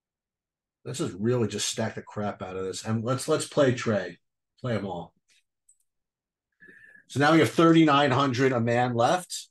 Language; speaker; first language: English; native; English